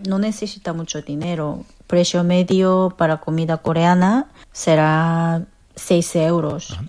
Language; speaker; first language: Spanish; non-native, learner; Korean